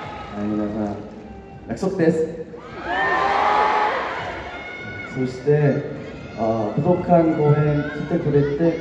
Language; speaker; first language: Japanese; non-native, learner; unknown